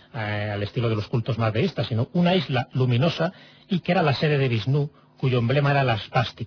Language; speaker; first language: Spanish; native; Spanish